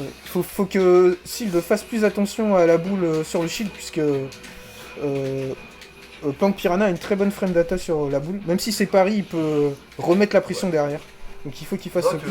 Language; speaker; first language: French; native; French